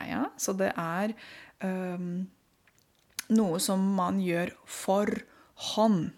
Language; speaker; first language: Norwegian; non-native, fluent; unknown